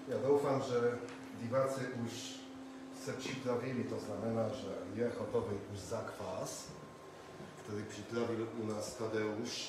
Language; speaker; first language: Czech; non-native, fluent; Polish